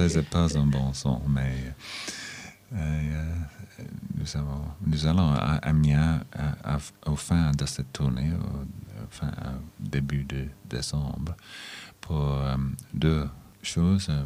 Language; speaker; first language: French; non-native, learner; English